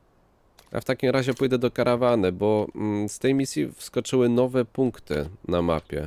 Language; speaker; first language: Polish; native; Polish